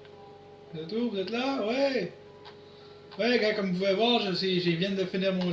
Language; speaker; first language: French; native; French